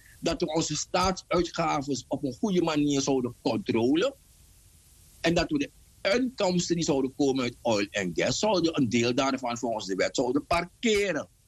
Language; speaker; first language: Dutch; native; Dutch